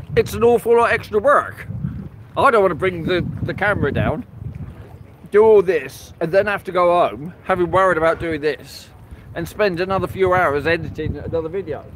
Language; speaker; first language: English; native; English